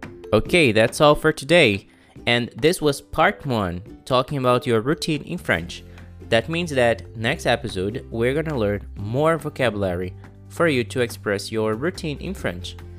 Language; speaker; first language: English; non-native, fluent; Portuguese